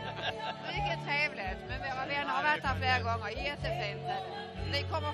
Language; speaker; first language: Swedish; non-native, learner; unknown